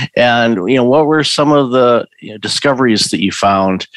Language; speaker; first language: English; native; English